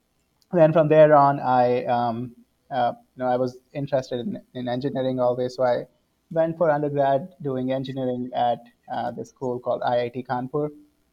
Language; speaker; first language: English; non-native, local second language; Hindi